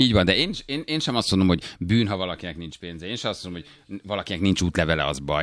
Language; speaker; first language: Hungarian; native; Hungarian